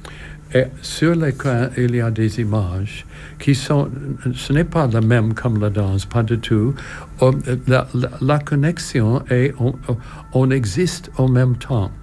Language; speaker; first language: French; non-native, learner; English